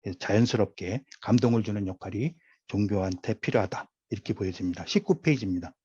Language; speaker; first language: Korean; native; Korean